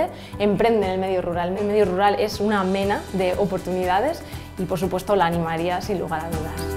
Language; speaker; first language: Spanish; native; Spanish